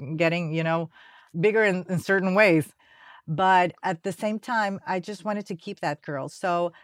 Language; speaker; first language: English; non-native, fluent; Spanish